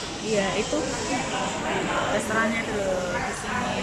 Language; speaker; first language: Indonesian; non-native, local second language; Javanese